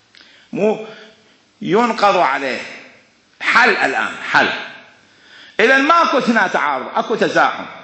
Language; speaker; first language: Arabic; native; Arabic